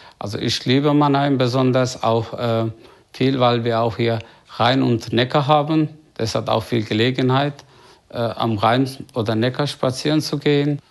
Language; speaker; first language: German; non-native, fluent; Turkish